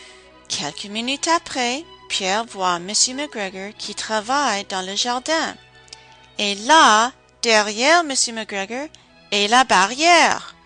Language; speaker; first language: French; non-native, fluent; English